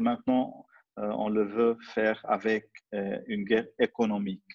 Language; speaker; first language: French; non-native, fluent; Arabic